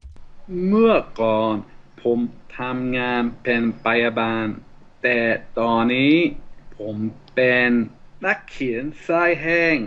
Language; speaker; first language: Thai; non-native, learner; English